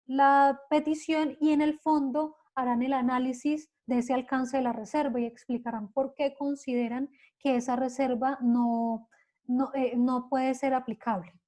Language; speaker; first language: Spanish; native; Spanish